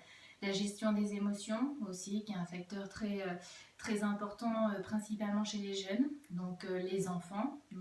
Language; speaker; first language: French; native; French